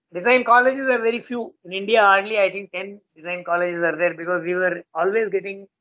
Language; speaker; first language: English; non-native, local second language; Tamil